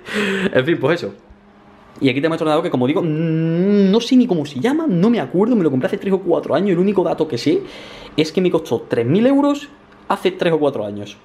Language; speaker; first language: Spanish; native; Spanish